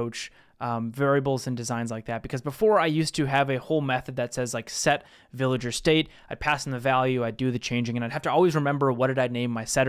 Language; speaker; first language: English; native; English